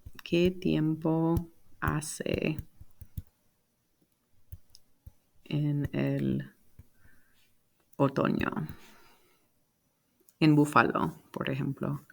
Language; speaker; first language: Spanish; non-native, fluent; English